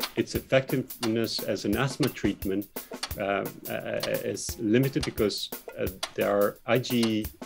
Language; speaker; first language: English; non-native, fluent; Albanian